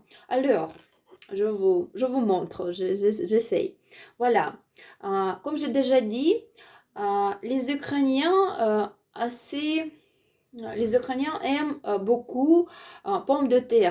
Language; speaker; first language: French; non-native, learner; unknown